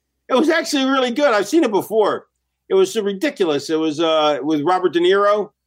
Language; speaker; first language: English; native; English